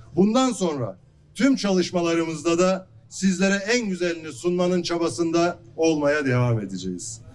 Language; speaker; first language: Turkish; native; Turkish